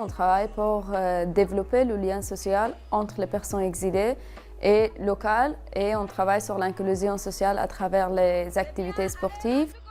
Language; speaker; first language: French; non-native, fluent; Persian